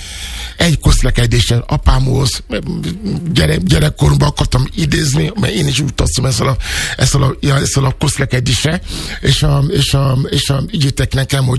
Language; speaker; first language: Hungarian; non-native, learner; Yoruba